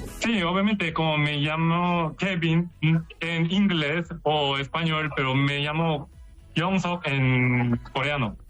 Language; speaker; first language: Spanish; non-native, learner; Korean